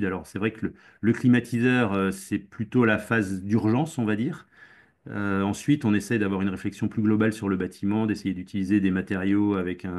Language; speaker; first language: French; native; French